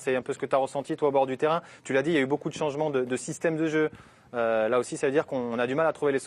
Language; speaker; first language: French; native; French